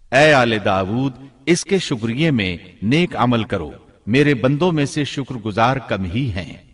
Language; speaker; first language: Urdu; native; Urdu